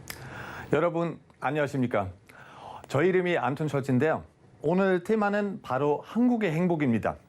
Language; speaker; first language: Korean; non-native, fluent; German